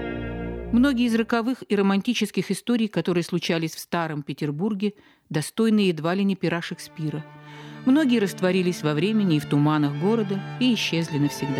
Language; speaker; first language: Russian; native; Russian